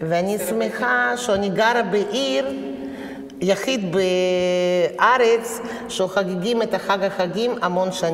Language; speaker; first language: Hebrew; non-native, fluent; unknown